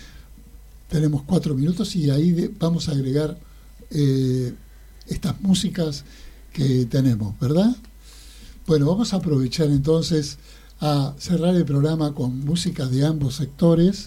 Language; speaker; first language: Spanish; native; Spanish